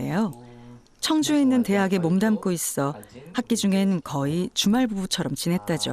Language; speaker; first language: Korean; native; Korean